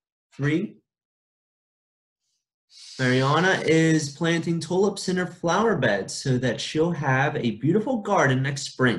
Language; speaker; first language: English; native; English